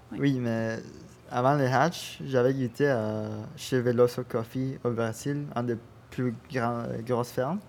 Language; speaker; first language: French; non-native, learner; Spanish